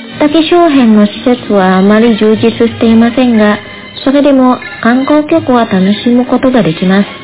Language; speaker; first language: Japanese; non-native, fluent; Indonesian